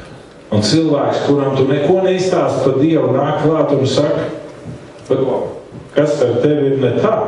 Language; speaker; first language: Latvian; native; Latvian